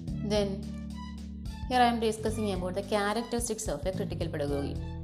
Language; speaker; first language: English; non-native, local second language; Malayalam